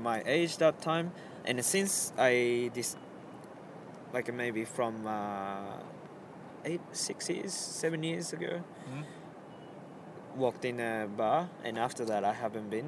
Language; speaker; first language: English; non-native, fluent; Japanese